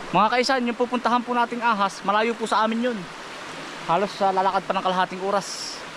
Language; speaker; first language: Filipino; native; Filipino